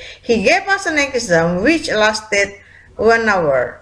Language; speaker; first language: English; non-native, fluent; Indonesian